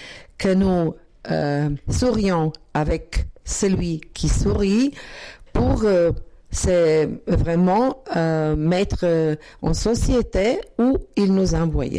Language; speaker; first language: French; non-native, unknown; Croatian